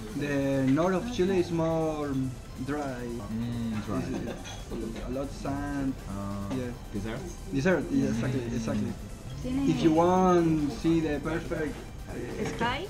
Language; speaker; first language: English; non-native, learner; Spanish